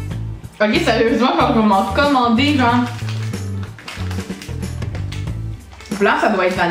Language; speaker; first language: French; native; French